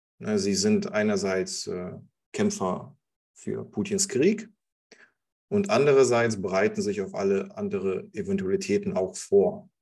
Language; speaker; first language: German; non-native, fluent; Russian